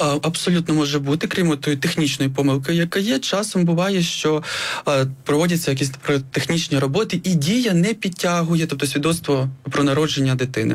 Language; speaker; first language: Ukrainian; native; Ukrainian